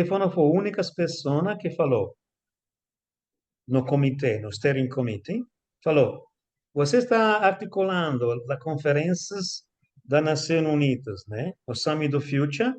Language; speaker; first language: Portuguese; non-native, fluent; Italian